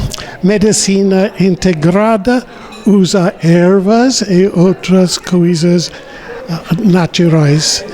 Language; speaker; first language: Portuguese; non-native, learner; English